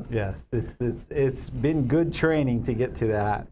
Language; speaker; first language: English; native; English